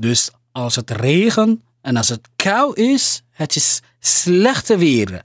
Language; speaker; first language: Dutch; non-native, learner; Somali